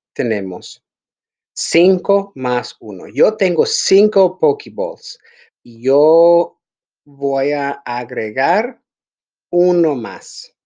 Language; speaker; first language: Spanish; non-native, fluent; English